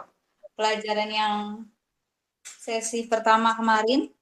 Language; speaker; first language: Indonesian; native; Indonesian